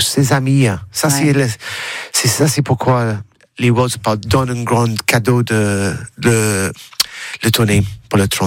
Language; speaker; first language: French; non-native, learner; English